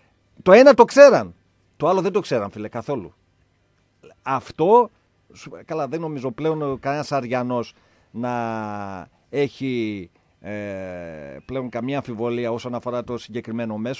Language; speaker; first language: Greek; native; Greek